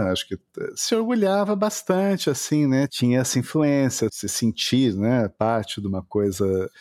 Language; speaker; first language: Portuguese; native; Portuguese